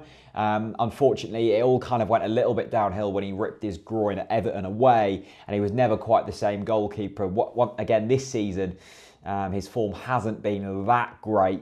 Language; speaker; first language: English; native; English